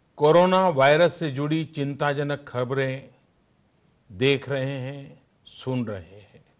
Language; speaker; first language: Hindi; native; Hindi